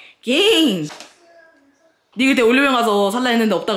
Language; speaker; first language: Korean; native; Korean